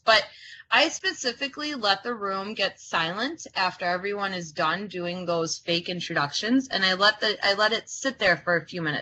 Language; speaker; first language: English; early bilingual, other home language; Croatian